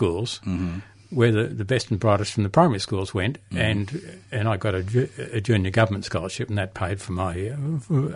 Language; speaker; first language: English; native; English